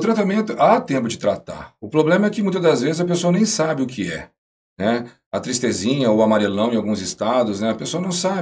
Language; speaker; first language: Portuguese; native; Portuguese